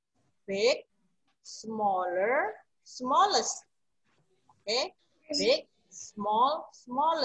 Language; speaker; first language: English; non-native, fluent; Indonesian